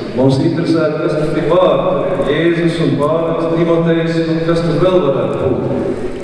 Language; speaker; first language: Latvian; native; Latvian